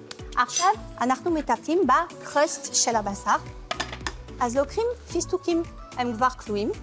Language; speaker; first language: Hebrew; non-native, fluent; French